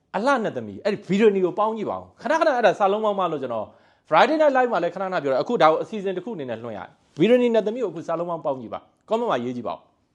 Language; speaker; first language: Burmese; native; Burmese